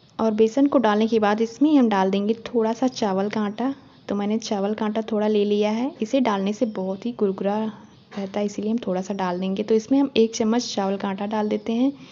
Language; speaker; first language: Hindi; native; Hindi